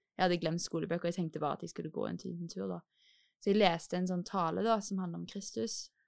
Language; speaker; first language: Norwegian; native; Norwegian